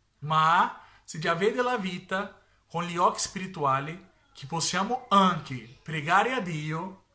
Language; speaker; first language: Italian; non-native, learner; Portuguese